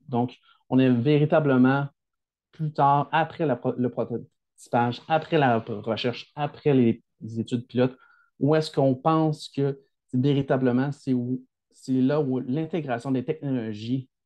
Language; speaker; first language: French; native; French